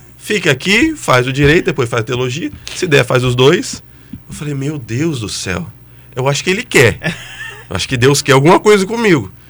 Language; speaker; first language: Portuguese; native; Portuguese